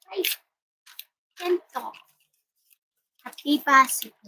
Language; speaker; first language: English; non-native, learner; Japanese